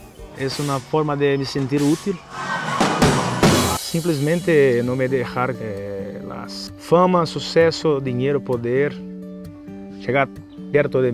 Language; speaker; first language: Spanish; non-native, learner; Portuguese